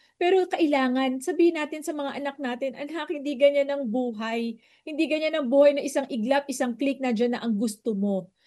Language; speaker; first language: Filipino; native; Filipino